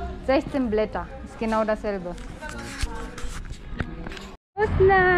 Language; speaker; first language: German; non-native, learner; Filipino